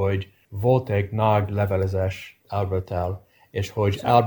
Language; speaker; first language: Hungarian; early bilingual, heritage; English